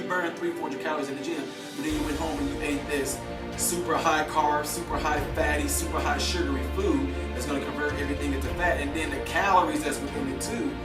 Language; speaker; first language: English; native; English